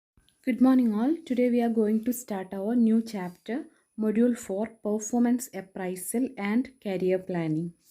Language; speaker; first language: English; non-native, local second language; Malayalam